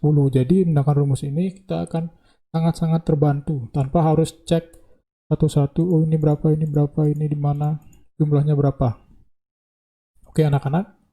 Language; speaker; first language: Indonesian; native; Indonesian